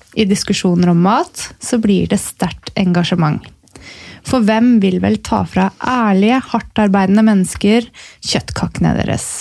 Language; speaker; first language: Norwegian; native; Norwegian